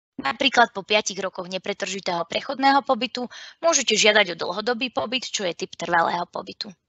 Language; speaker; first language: Slovak; native; Slovak